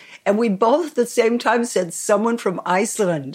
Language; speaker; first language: English; native; English